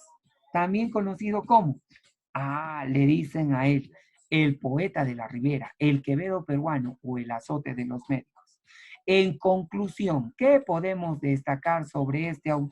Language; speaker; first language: Spanish; native; Spanish